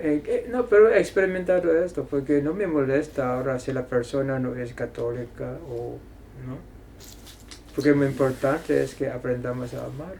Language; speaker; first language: Spanish; non-native, fluent; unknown